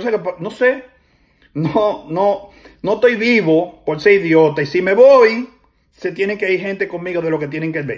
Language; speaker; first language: Spanish; native; Spanish